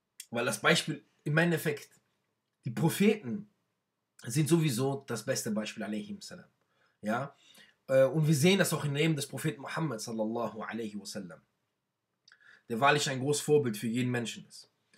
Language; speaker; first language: German; non-native, fluent; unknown